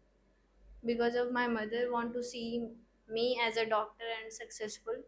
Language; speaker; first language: English; non-native, learner; Hindi